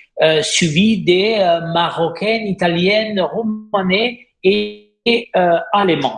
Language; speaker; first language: French; non-native, fluent; Italian